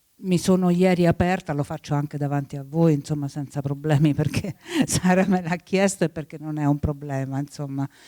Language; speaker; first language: Italian; early bilingual, other home language; Spanish